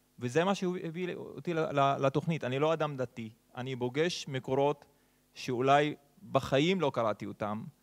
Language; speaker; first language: Hebrew; non-native, local second language; Arabic